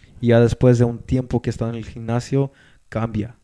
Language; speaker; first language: Spanish; early bilingual, heritage; Spanish